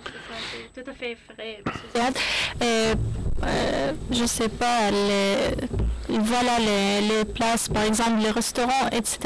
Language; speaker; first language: French; non-native, learner; Arabic